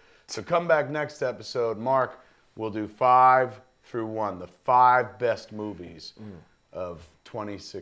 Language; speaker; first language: English; native; English